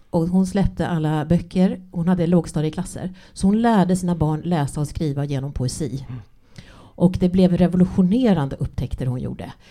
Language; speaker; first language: Swedish; early bilingual, other home language; English